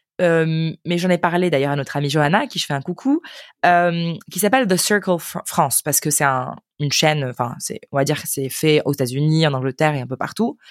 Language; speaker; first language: French; native; French